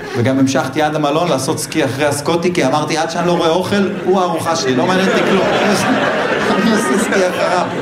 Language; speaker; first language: Hebrew; native; Hebrew